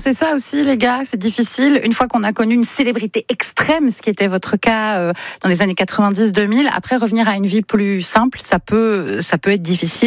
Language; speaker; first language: French; native; French